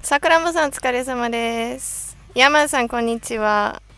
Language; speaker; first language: Japanese; non-native, fluent; English